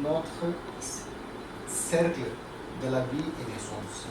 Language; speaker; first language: French; non-native, learner; Hindi